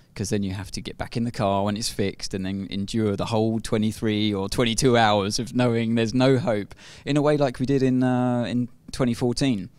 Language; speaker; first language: English; native; English